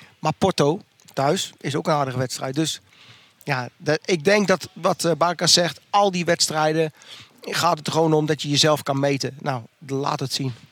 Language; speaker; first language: Dutch; native; Dutch